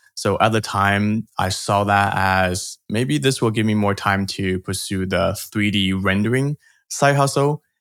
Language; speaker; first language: English; early bilingual, other home language; Chinese